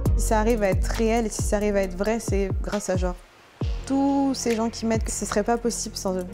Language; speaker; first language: French; early bilingual, other home language; Spanish